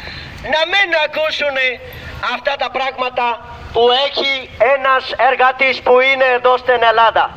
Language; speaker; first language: Greek; non-native, learner; Urdu